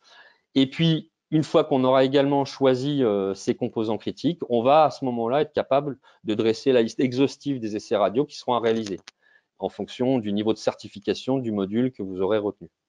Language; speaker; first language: French; native; French